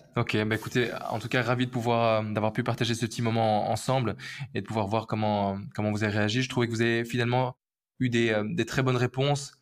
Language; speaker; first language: French; native; French